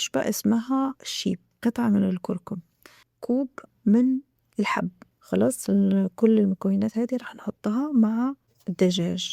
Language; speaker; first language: Arabic; native; Arabic